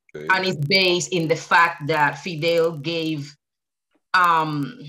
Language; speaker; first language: English; early bilingual, other home language; Spanish